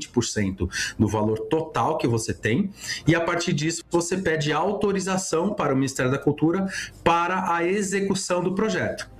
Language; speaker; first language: Portuguese; native; Portuguese